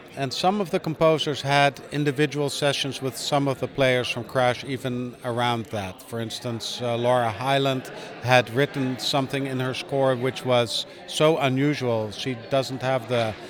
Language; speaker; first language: English; non-native, fluent; Dutch